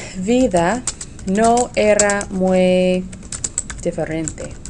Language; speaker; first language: Spanish; non-native, fluent; English